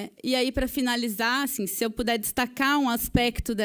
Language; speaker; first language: Portuguese; native; Portuguese